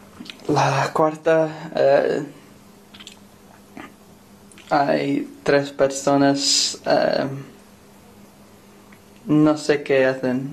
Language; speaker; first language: Spanish; non-native, learner; English